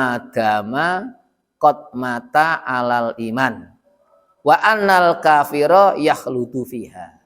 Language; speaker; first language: Arabic; non-native, fluent; Javanese